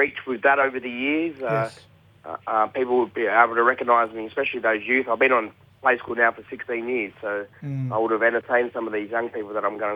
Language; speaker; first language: English; native; English